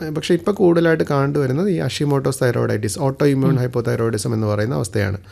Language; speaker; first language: Malayalam; native; Malayalam